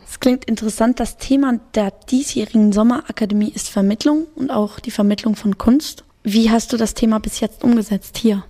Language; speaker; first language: German; native; German